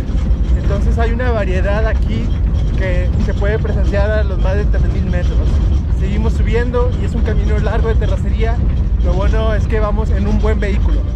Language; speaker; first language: Spanish; native; Spanish